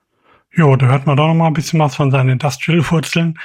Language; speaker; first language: German; native; German